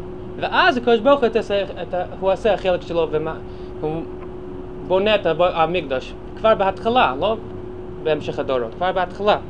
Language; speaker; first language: Hebrew; non-native, fluent; English